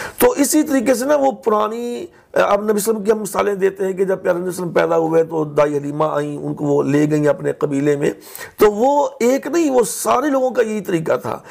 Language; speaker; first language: Urdu; non-native, local second language; Punjabi